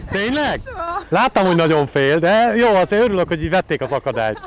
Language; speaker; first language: Hungarian; native; Hungarian